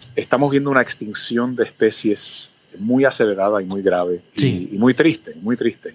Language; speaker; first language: Spanish; early bilingual, other home language; English